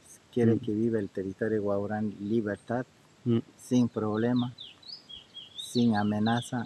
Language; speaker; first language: Spanish; non-native, local second language; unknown